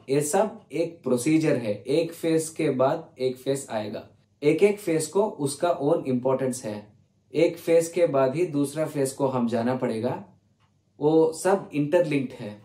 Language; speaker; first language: Hindi; non-native, learner; Tamil